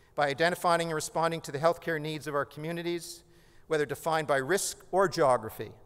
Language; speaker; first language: English; native; English